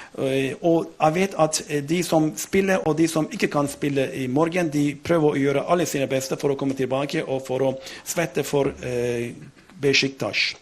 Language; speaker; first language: Norwegian; non-native, fluent; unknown